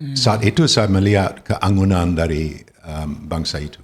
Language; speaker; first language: Indonesian; non-native, fluent; English